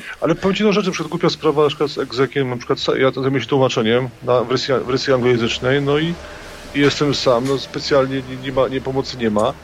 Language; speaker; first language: Polish; native; Polish